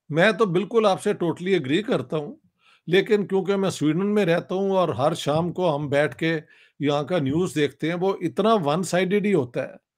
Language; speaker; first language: Urdu; non-native, local second language; Punjabi